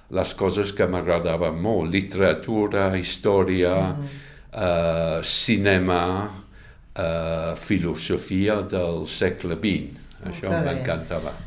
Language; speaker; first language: Catalan; non-native, fluent; English